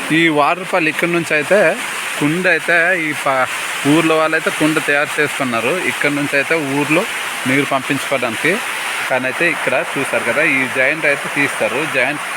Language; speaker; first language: Telugu; non-native, local second language; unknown